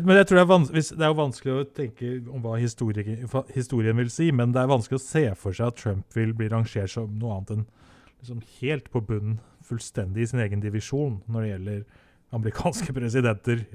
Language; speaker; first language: Norwegian; native; Norwegian